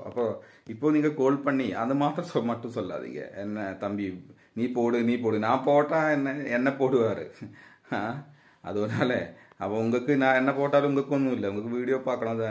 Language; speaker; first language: Tamil; non-native, learner; Malayalam